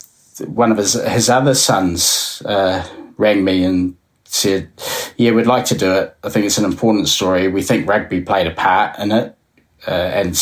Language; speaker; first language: English; native; English